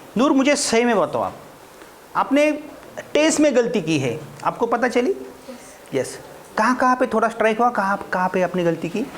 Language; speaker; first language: Hindi; non-native, local second language; Marathi